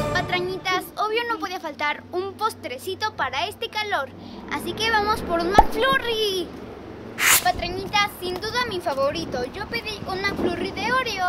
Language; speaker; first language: Spanish; native; Spanish